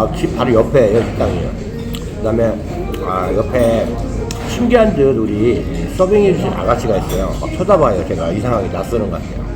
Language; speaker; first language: Korean; native; Korean